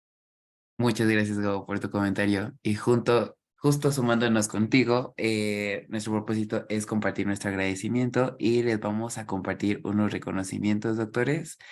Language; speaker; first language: Spanish; native; Spanish